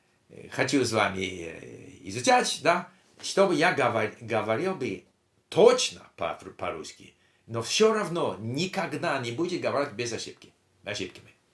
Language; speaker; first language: Russian; non-native, learner; English